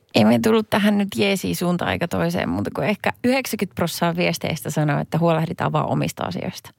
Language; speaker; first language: Finnish; native; Finnish